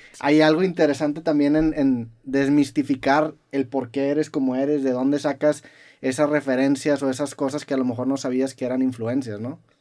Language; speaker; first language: Spanish; native; Spanish